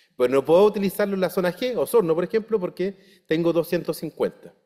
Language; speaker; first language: Spanish; native; Spanish